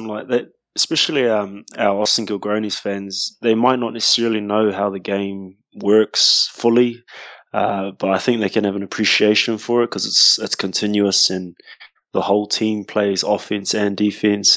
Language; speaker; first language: English; native; English